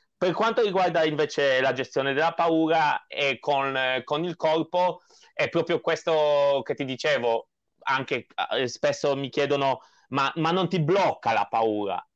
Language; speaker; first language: Italian; non-native, fluent; Polish